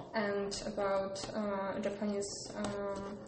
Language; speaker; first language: English; non-native, learner; Polish